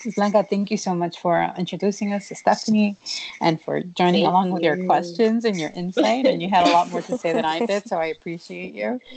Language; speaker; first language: English; early bilingual, other home language; Spanish